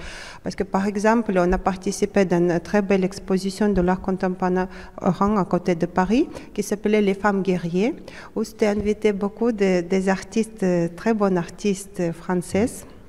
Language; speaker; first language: French; non-native, fluent; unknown